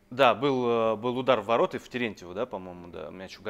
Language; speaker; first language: Russian; native; Russian